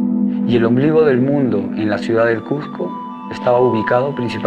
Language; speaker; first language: Spanish; native; Spanish